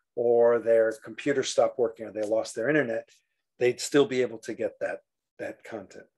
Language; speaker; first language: English; native; English